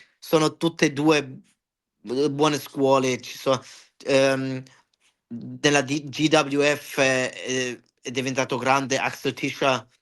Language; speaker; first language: Italian; early bilingual, heritage; Italian